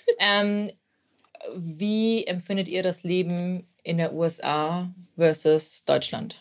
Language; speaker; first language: German; native; German